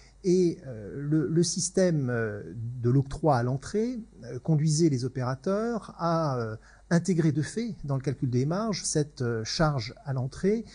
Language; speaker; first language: French; native; French